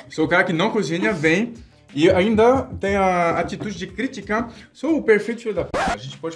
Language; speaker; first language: Portuguese; non-native, fluent; French